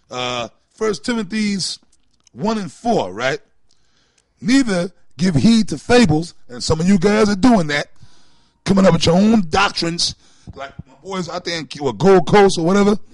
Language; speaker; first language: English; native; English